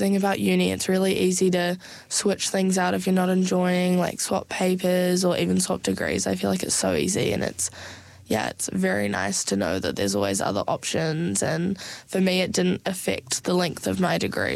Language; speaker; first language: English; native; English